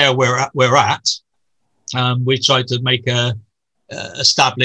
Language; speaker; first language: English; native; English